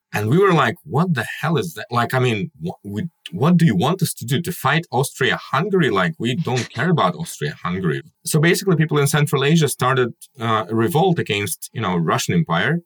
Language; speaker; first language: English; non-native, fluent; Kyrgyz